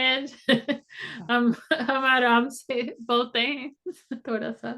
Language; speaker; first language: Hindi; non-native, fluent; English